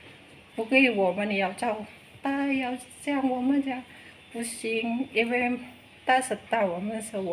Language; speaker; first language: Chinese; non-native, learner; Indonesian